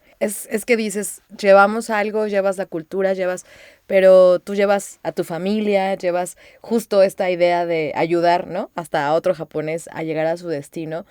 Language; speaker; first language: Spanish; native; Spanish